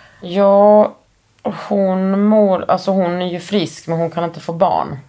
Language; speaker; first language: Swedish; native; Swedish